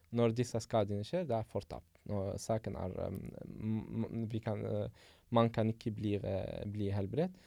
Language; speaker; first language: Norwegian; non-native, fluent; Arabic